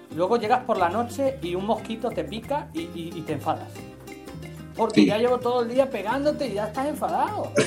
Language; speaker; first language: Spanish; native; Spanish